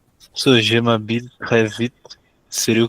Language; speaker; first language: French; non-native, learner; Portuguese